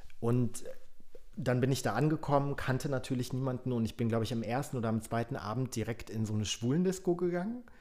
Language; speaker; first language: German; early bilingual, other home language; Polish